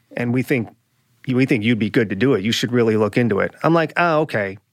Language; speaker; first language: English; native; English